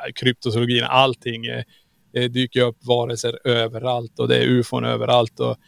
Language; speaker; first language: Swedish; native; Swedish